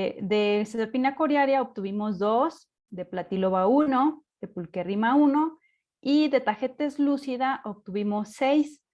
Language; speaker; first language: Spanish; native; Spanish